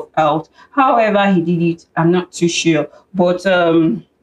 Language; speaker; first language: English; non-native, local second language; Yoruba